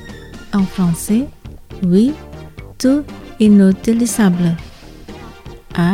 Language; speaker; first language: French; non-native, fluent; Indonesian